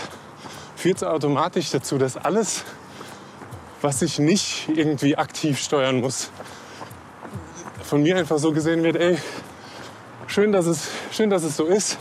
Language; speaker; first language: German; native; German